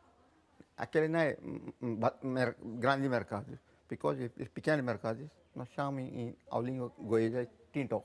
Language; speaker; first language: Portuguese; non-native, local second language; Konkani